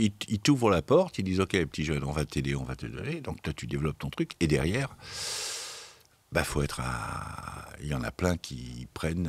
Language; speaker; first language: French; native; French